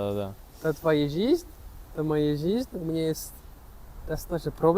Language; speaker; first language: Russian; non-native, learner; French